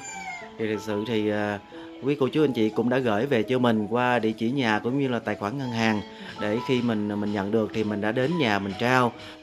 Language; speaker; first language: Vietnamese; native; Vietnamese